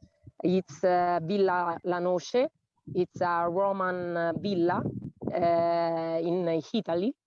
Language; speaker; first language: English; non-native, learner; Italian